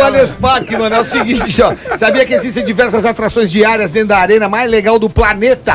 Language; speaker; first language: Portuguese; native; Portuguese